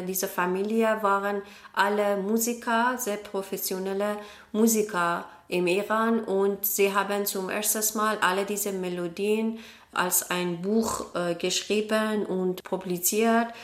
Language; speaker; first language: German; non-native, learner; Persian